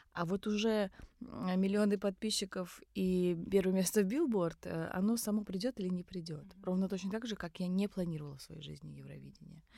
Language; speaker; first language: Russian; early bilingual, other home language; Tajik